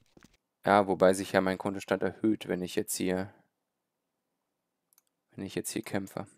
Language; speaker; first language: German; native; German